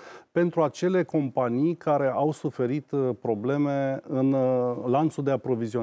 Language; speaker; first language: Romanian; native; Romanian